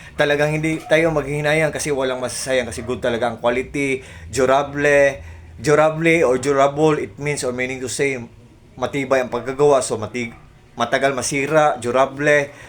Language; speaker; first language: Filipino; non-native, local second language; Cebuano